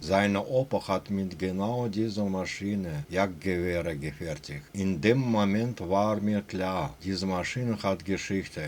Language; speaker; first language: German; non-native, fluent; Russian